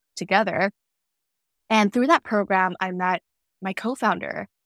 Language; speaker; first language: English; non-native, fluent; Vietnamese